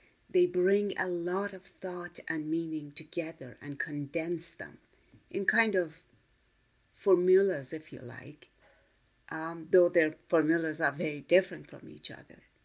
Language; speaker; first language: English; non-native, fluent; Persian